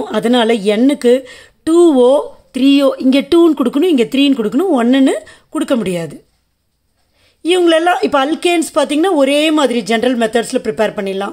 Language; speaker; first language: Tamil; native; Tamil